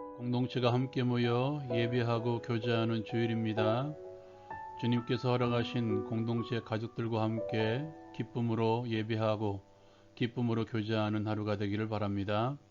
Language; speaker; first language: Korean; native; Korean